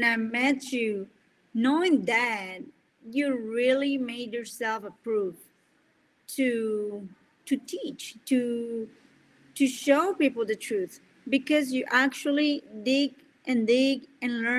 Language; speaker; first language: English; non-native, fluent; Spanish